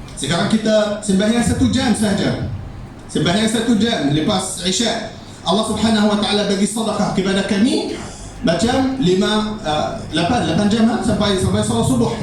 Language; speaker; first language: Malay; non-native, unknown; Arabic